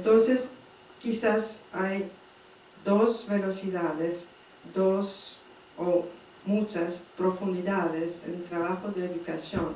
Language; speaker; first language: Spanish; non-native, fluent; French